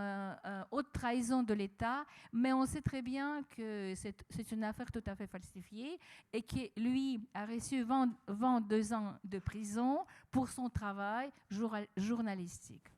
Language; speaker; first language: French; non-native, fluent; Russian